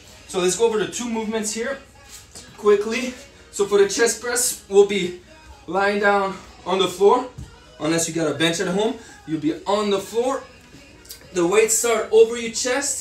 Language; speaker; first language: English; native; English